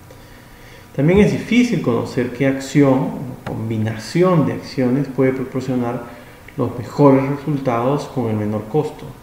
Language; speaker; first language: Spanish; native; Spanish